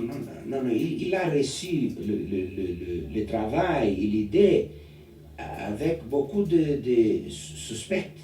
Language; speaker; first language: French; non-native, learner; Portuguese